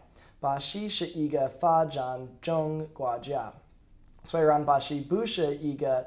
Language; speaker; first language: Chinese; non-native, learner; English